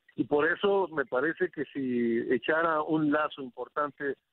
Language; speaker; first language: Spanish; native; Spanish